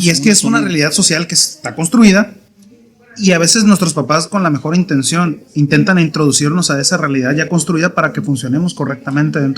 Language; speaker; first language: Spanish; native; Spanish